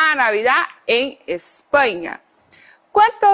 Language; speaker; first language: Spanish; non-native, fluent; Portuguese